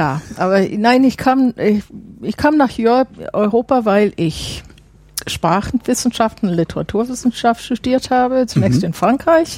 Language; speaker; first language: German; non-native, fluent; English